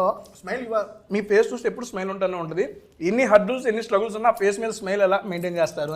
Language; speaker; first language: Telugu; native; Telugu